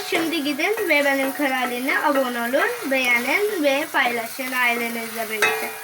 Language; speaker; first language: Turkish; non-native, learner; Hindi